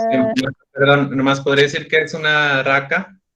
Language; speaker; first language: Spanish; native; Spanish